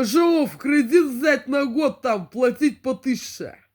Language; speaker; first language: Russian; native; Russian